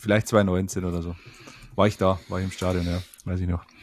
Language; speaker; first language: German; native; German